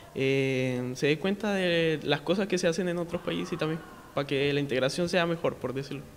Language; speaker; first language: Spanish; native; Spanish